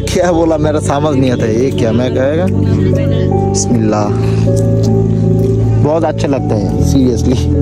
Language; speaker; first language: Hindi; non-native, learner; Bangla